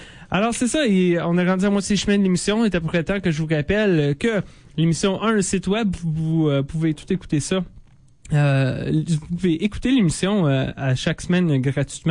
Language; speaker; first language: French; native; French